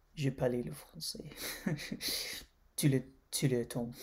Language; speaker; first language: French; non-native, learner; English